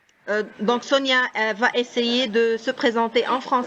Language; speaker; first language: French; non-native, local second language; Arabic